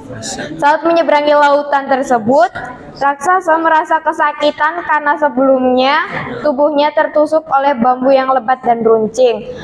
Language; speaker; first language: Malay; non-native, local second language; Javanese